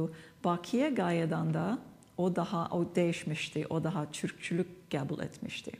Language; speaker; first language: Turkish; non-native, fluent; English